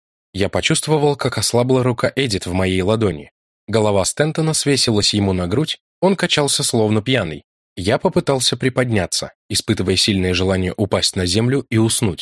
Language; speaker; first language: Russian; native; Russian